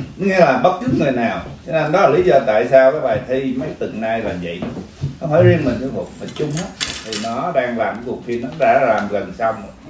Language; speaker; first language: Vietnamese; early bilingual, heritage; Vietnamese